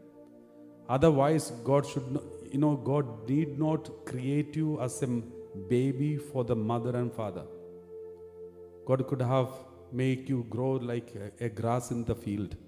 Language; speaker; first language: English; non-native, local second language; Malayalam